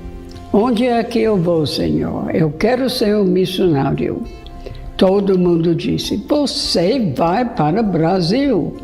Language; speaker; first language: Portuguese; non-native, fluent; English